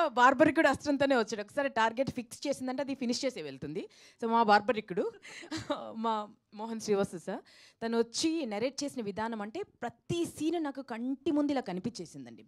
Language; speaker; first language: Telugu; native; Telugu